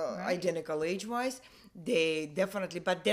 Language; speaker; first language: English; non-native, fluent; Russian